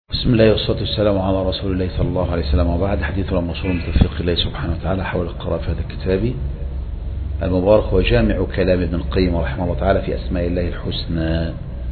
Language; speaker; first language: Arabic; native; Arabic